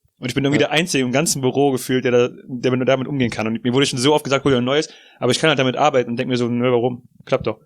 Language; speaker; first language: German; native; German